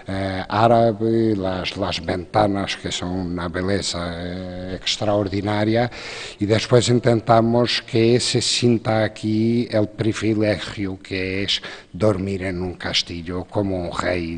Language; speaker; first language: Spanish; non-native, fluent; Portuguese